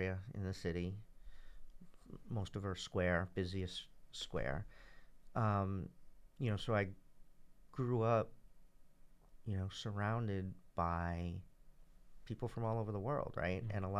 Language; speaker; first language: English; native; English